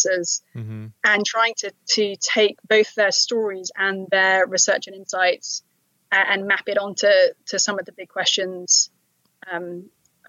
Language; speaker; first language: English; native; English